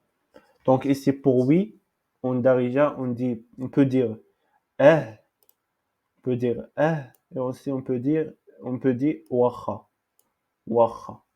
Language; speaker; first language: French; non-native, local second language; Arabic